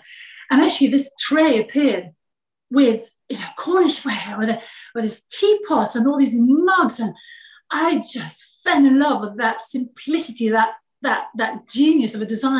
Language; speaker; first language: English; non-native, fluent; French